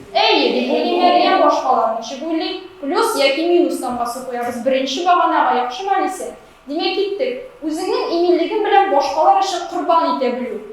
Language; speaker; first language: Tatar; native; Tatar